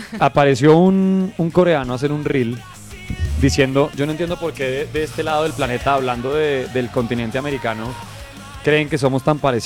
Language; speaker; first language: Spanish; native; Spanish